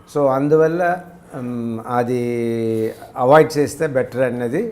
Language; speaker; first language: Telugu; early bilingual, other home language; Tamil